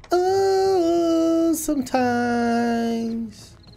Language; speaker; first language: English; non-native, learner; Portuguese